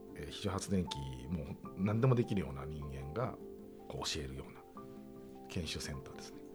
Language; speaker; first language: Japanese; native; Japanese